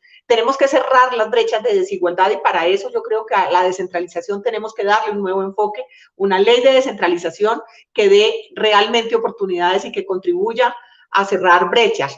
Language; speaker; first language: Spanish; native; Spanish